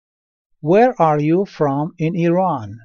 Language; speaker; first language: English; non-native, learner; Persian